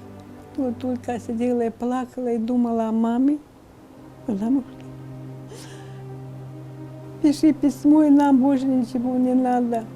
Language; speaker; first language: Russian; non-native, fluent; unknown